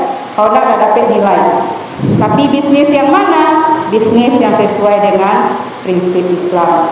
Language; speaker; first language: Indonesian; native; Indonesian